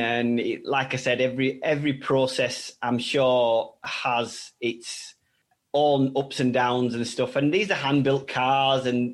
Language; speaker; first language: English; native; English